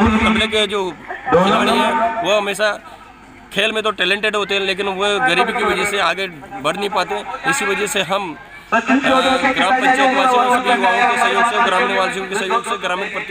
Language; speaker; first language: Hindi; native; Hindi